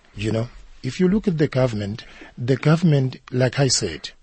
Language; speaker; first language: English; non-native, local second language; Zulu